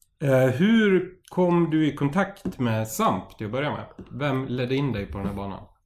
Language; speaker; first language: Swedish; native; Swedish